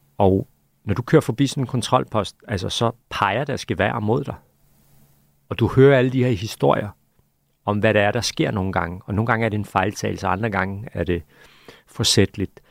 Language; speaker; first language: Danish; early bilingual, other home language; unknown